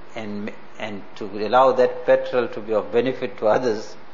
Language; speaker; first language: English; native; English